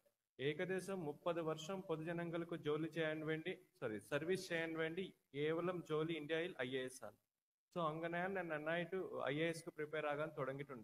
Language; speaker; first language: Malayalam; non-native, learner; Telugu